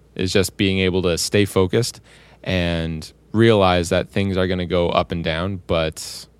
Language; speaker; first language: English; native; English